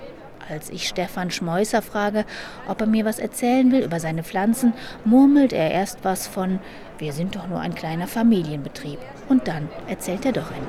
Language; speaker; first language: German; native; German